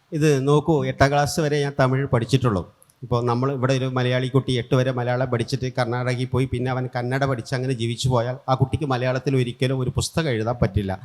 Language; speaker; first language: Malayalam; native; Malayalam